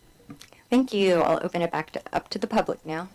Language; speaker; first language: English; native; English